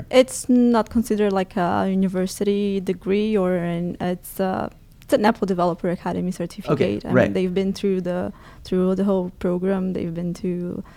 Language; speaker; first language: English; non-native, fluent; Portuguese